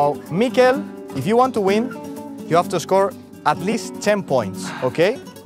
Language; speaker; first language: English; non-native, fluent; Spanish